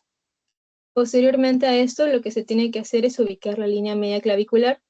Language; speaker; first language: Spanish; native; Spanish